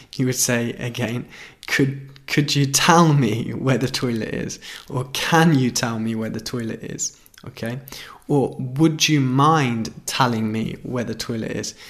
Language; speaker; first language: English; native; English